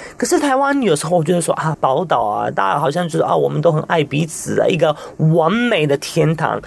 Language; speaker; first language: Chinese; non-native, fluent; Italian